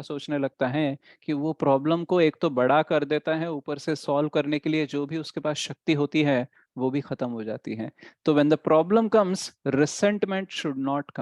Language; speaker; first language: Hindi; native; Hindi